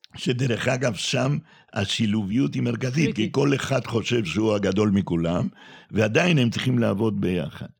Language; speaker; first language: Hebrew; non-native, fluent; Spanish